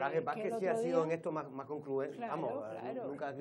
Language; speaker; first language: Spanish; native; Spanish